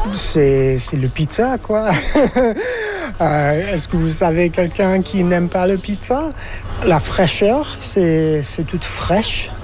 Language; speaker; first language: French; non-native, fluent; English